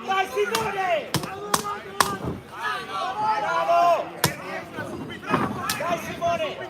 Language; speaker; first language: Italian; native; Italian